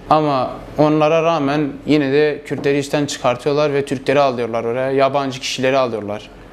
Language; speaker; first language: Turkish; non-native, local second language; Kurdish